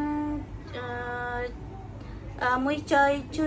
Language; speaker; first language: Cantonese; non-native, learner; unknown